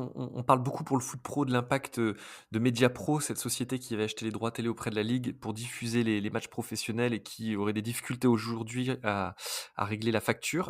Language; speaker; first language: French; native; French